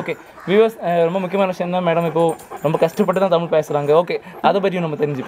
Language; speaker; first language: Tamil; native; Tamil